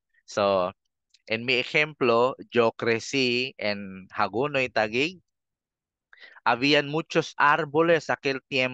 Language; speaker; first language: Spanish; non-native, fluent; Filipino